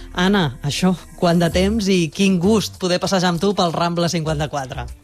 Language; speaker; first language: Catalan; native; Catalan